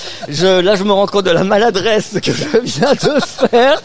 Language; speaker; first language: French; native; French